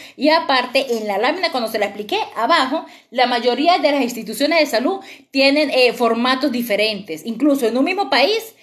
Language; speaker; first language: Spanish; native; Spanish